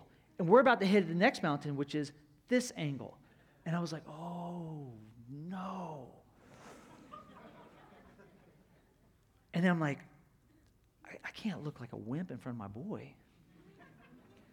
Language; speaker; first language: English; native; English